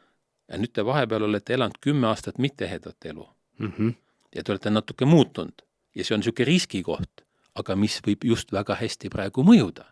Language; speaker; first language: Estonian; native; Estonian